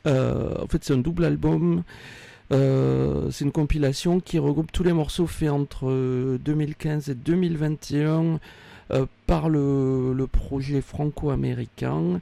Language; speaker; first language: French; native; French